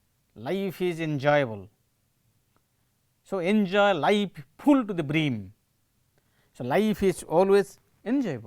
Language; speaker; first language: English; non-native, local second language; Odia